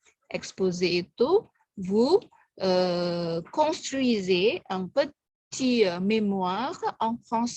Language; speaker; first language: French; non-native, fluent; Indonesian